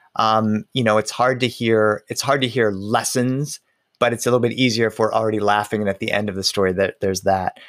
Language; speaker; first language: English; early bilingual, other home language; Spanish